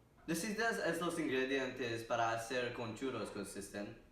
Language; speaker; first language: Spanish; non-native, learner; English